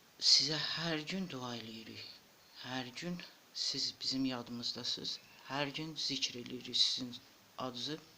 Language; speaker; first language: Azerbaijani; native; Azerbaijani